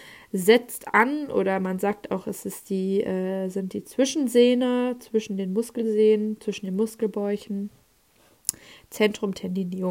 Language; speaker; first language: German; native; German